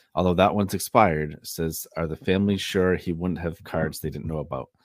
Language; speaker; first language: English; native; English